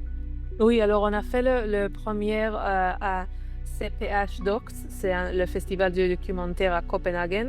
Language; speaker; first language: French; non-native, learner; Hebrew